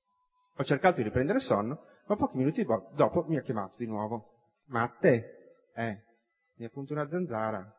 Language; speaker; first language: Italian; native; Italian